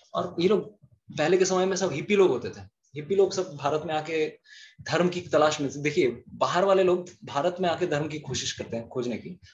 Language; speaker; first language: Hindi; non-native, local second language; Bangla